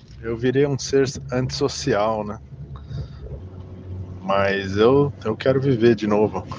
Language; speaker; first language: Portuguese; non-native, fluent; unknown